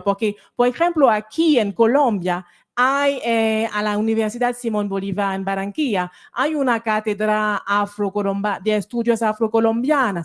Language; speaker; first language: Spanish; non-native, fluent; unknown